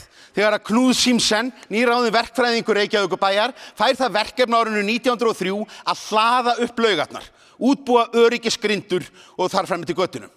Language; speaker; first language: Icelandic; native; Icelandic